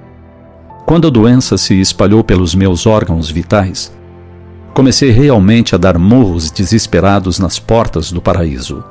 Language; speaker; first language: Portuguese; native; Portuguese